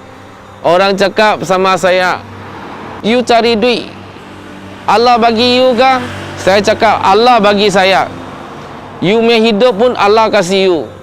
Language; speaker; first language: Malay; non-native, local second language; Chinese